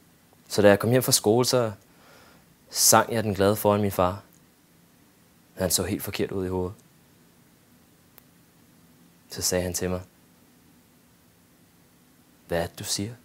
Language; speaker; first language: Danish; early bilingual, other home language; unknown